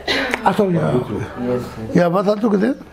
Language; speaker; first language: German; non-native, learner; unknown